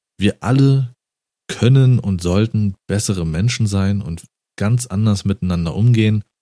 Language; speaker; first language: German; native; German